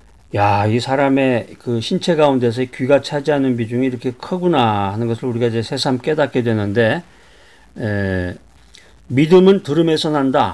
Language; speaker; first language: Korean; native; Korean